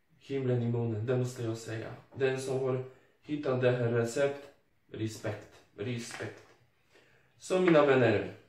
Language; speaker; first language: Swedish; non-native, fluent; Polish